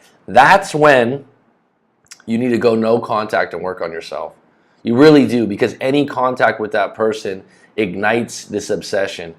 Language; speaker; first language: English; native; English